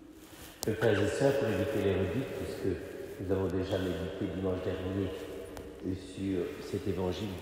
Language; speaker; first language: French; native; French